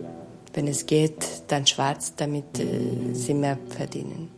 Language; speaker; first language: German; non-native, fluent; Hungarian